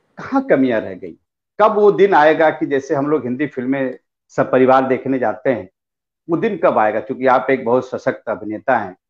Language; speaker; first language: Hindi; non-native, local second language; Bhojpuri